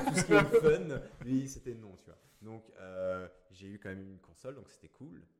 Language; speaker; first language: French; native; French